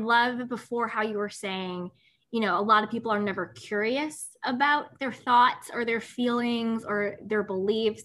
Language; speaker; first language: English; native; English